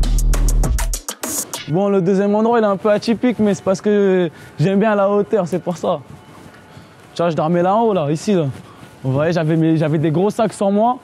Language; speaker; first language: French; early bilingual, other home language; Portuguese